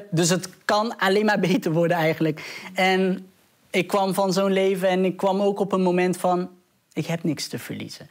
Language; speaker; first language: Dutch; early bilingual, other home language; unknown